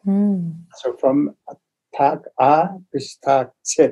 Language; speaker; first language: German; non-native, fluent; Tuvinian